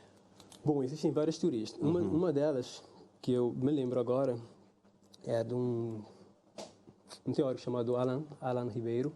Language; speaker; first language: Portuguese; non-native, local second language; Kabuverdianu